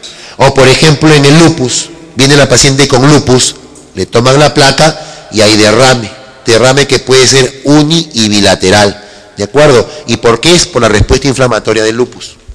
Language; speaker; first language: Spanish; native; Spanish